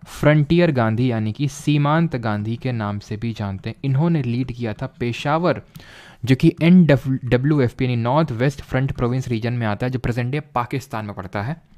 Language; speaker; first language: Hindi; native; Hindi